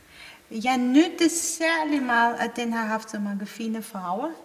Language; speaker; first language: Danish; non-native, fluent; Armenian